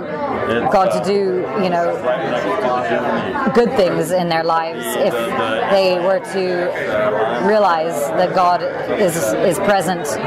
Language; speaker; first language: English; native; English